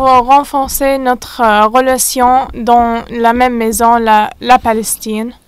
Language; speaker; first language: French; non-native, fluent; Arabic